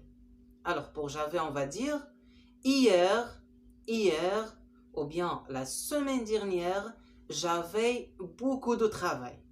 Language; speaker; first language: French; non-native, local second language; Arabic